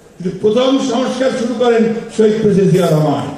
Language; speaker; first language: Bangla; native; Bangla